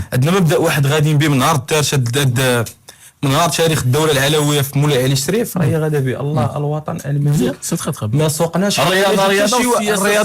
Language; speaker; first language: Arabic; native; Arabic